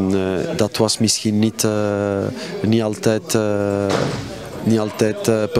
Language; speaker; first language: Dutch; non-native, local second language; French